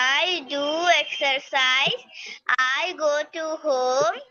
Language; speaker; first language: English; non-native, learner; Bangla